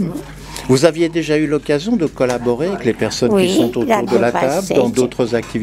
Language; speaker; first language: French; native; French